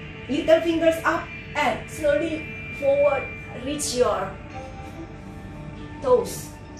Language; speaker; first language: English; non-native, learner; Indonesian